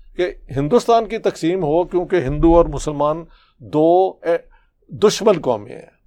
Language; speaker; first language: Hindi; native; Hindi